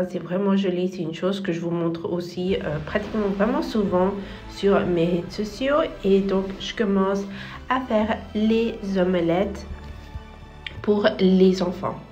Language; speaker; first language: French; non-native, fluent; Spanish